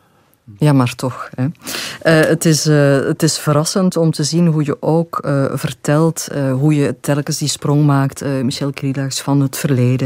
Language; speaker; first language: Dutch; native; Dutch